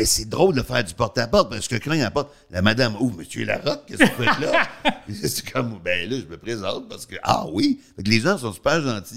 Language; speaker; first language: French; native; French